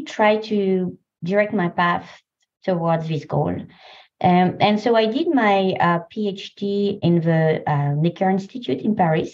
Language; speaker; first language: English; non-native, fluent; French